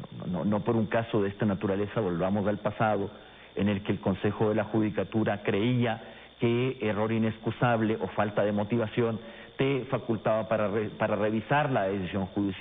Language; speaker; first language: Spanish; native; Spanish